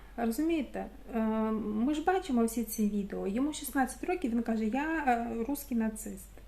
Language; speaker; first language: Ukrainian; non-native, local second language; Russian